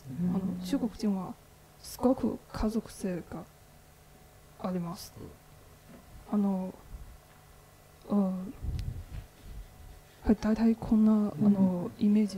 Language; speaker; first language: Japanese; non-native, learner; Chinese